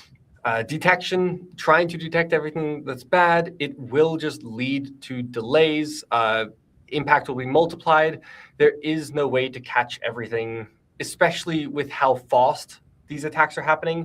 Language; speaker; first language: English; native; English